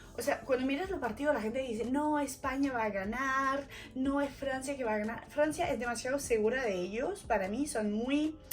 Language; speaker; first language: Spanish; non-native, fluent; French